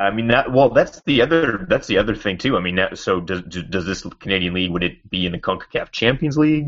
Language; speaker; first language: English; native; English